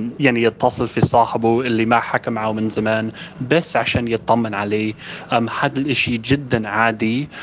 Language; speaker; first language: Arabic; non-native, fluent; English